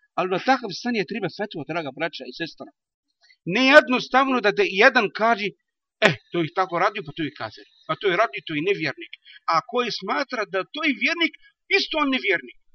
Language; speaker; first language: Bosnian; non-native, learner; Arabic